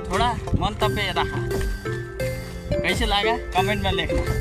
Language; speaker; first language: Hindi; non-native, learner; Nepali